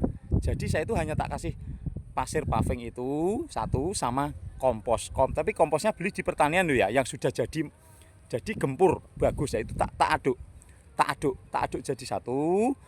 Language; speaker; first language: Indonesian; non-native, local second language; Javanese